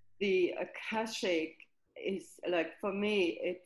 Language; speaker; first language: English; non-native, fluent; German